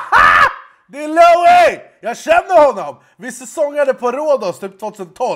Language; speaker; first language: Swedish; native; Swedish